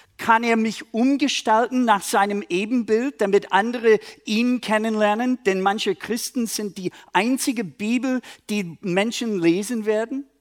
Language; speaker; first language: German; non-native, fluent; English